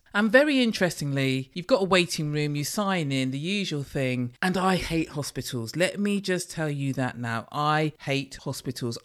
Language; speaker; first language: English; native; English